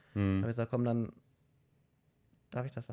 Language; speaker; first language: German; native; German